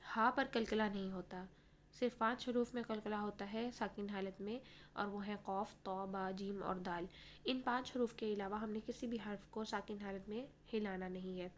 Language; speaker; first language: Urdu; native; Urdu